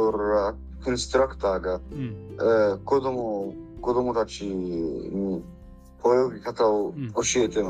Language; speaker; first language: Japanese; non-native, learner; Arabic